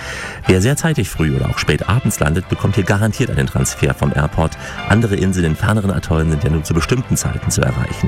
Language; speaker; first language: German; native; German